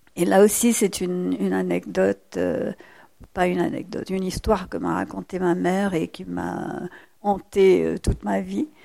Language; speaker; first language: French; native; French